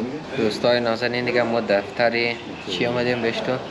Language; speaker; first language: Persian; native; Persian